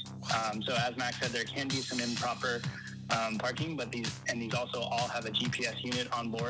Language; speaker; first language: English; native; English